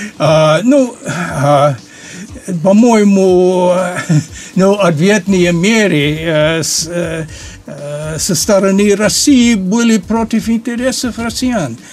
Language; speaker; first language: Russian; non-native, fluent; English